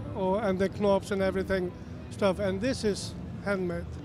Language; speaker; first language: English; non-native, learner; Icelandic